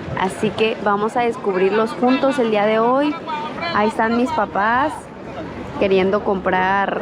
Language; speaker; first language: Spanish; native; Spanish